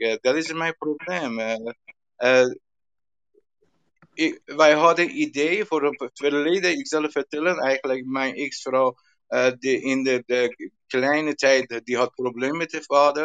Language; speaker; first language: Dutch; non-native, learner; Persian